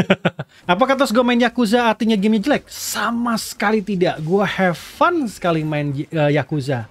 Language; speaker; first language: Indonesian; native; Indonesian